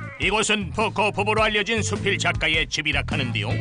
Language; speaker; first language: Korean; native; Korean